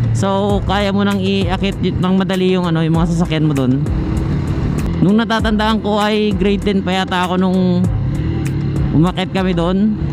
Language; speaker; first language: Filipino; native; Filipino